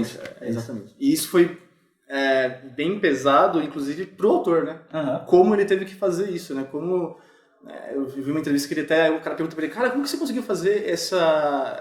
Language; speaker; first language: Portuguese; native; Portuguese